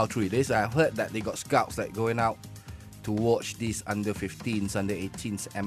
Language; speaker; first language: English; non-native, local second language; Malay